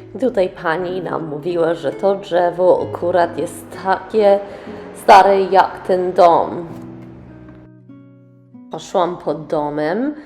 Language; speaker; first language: Polish; early bilingual, heritage; English